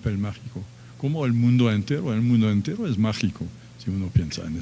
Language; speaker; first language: Spanish; non-native, fluent; French